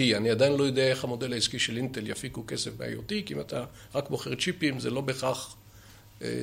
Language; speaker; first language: Hebrew; native; Hebrew